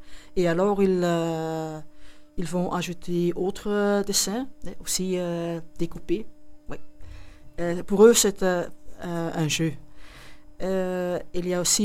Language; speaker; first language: French; non-native, local second language; Dutch